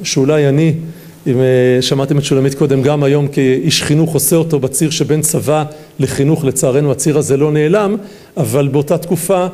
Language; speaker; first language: Hebrew; native; Hebrew